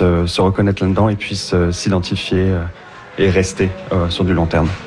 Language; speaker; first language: French; native; French